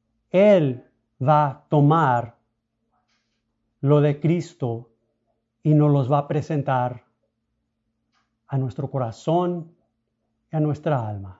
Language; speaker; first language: Spanish; non-native, fluent; English